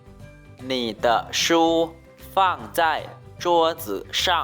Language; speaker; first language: Chinese; non-native, learner; Lao